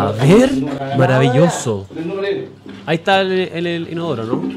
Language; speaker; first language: Spanish; native; Spanish